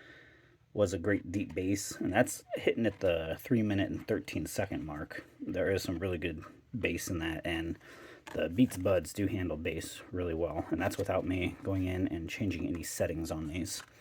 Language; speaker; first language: English; native; English